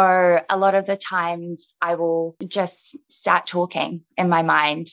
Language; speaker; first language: English; native; English